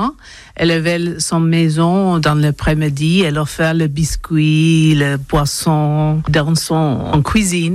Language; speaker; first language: French; non-native, learner; English